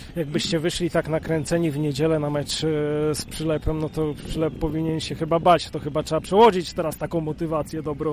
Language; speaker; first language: Polish; native; Polish